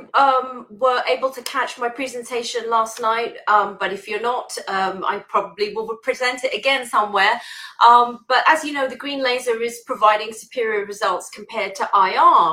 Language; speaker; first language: English; native; English